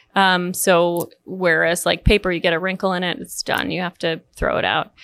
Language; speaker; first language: English; native; English